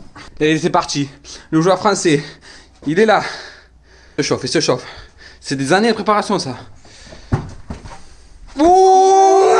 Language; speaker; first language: French; native; French